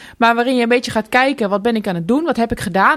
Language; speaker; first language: Dutch; native; Dutch